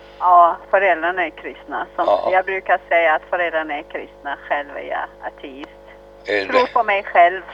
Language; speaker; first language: Swedish; early bilingual, other home language; Arabic